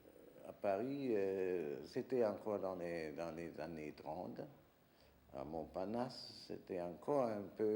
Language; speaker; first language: French; non-native, fluent; German